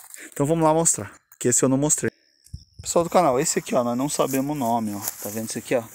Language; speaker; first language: Portuguese; native; Portuguese